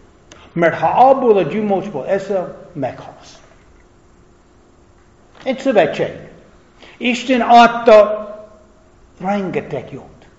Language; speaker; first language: Hungarian; non-native, fluent; English